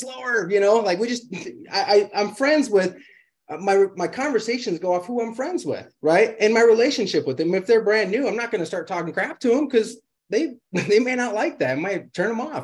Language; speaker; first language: English; native; English